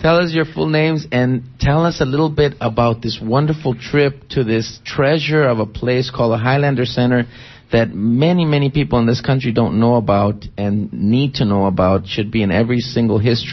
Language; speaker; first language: English; early bilingual, other home language; Spanish